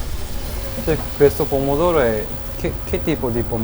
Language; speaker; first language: Italian; non-native, learner; Japanese